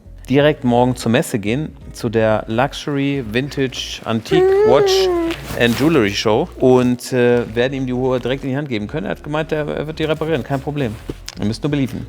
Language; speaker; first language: German; native; German